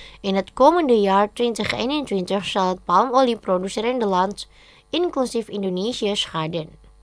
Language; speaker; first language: Dutch; non-native, fluent; Indonesian